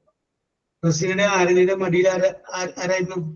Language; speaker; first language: Malayalam; native; Malayalam